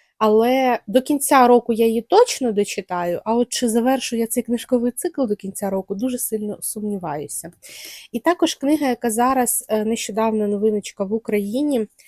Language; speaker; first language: Ukrainian; non-native, local second language; Russian